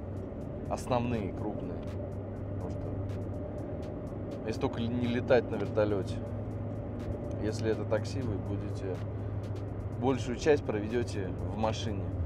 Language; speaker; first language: Russian; native; Russian